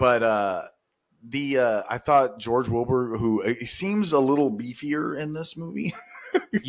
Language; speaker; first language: English; native; English